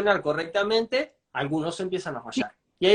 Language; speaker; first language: Spanish; native; Spanish